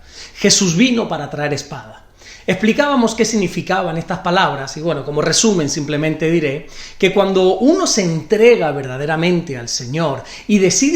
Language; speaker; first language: Spanish; native; Spanish